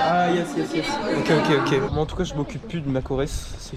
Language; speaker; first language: French; native; French